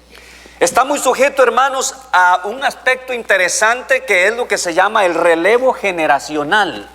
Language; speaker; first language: Spanish; native; Spanish